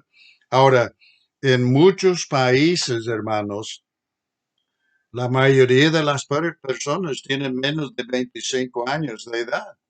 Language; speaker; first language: Spanish; non-native, fluent; English